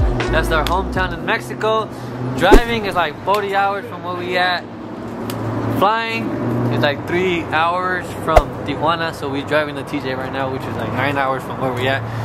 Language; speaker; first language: English; early bilingual, other home language; Spanish